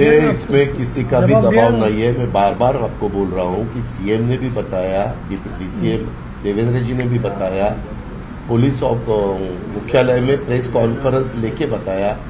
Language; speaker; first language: Hindi; non-native, local second language; Marathi